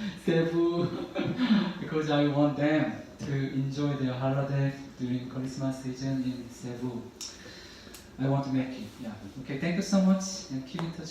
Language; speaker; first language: English; non-native, learner; Korean